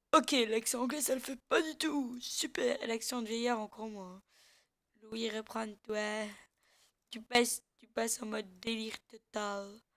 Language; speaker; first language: French; native; French